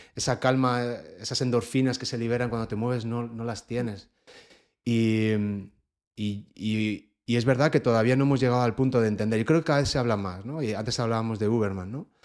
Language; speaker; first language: Spanish; native; Spanish